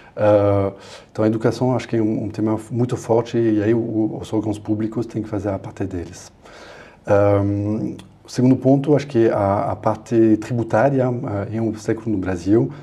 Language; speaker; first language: Portuguese; non-native, fluent; French